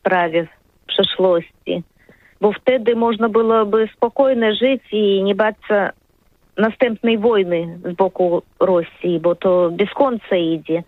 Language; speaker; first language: Polish; non-native, learner; Russian